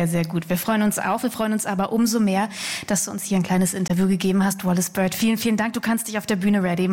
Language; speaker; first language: German; native; German